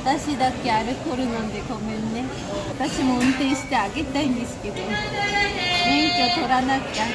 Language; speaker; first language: Japanese; non-native, fluent; Korean